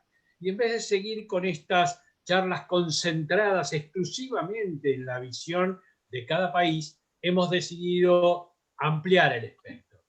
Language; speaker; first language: Spanish; native; Spanish